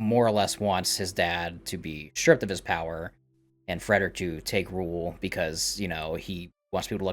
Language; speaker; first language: English; native; English